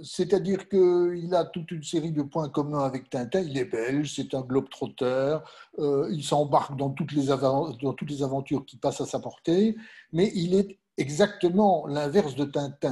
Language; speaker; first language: French; native; French